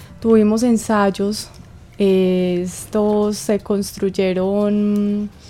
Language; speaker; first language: Spanish; native; Spanish